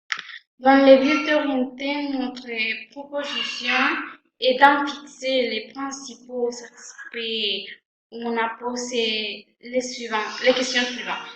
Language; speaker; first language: French; non-native, fluent; Spanish